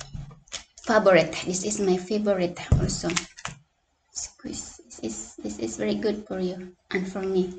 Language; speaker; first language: English; non-native, local second language; Cebuano